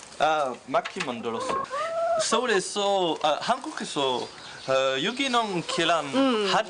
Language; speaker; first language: Korean; non-native, learner; French